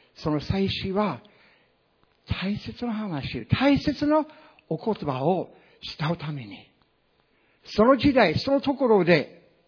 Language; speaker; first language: Japanese; non-native, fluent; English